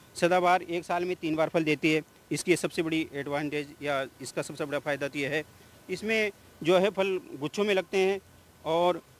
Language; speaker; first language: Hindi; native; Hindi